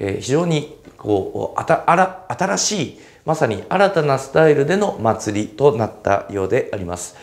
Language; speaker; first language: Japanese; native; Japanese